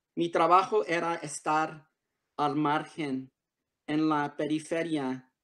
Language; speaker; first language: Spanish; early bilingual, heritage; Spanish